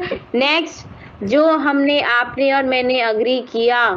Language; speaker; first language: Hindi; native; Hindi